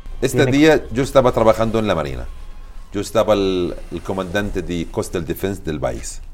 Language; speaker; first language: Spanish; non-native, learner; Arabic